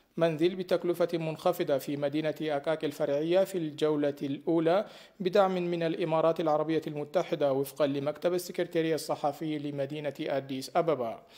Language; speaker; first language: Arabic; non-native, fluent; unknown